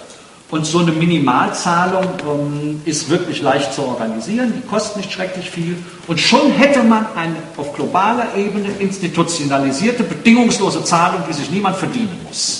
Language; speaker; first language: German; native; German